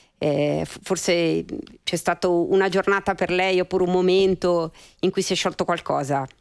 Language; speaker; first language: Italian; native; Italian